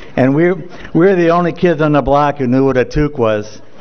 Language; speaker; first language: English; native; English